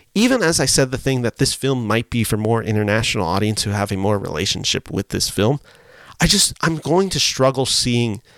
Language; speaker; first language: English; early bilingual, other home language; Spanish